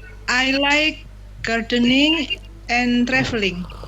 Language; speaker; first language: English; non-native, learner; Indonesian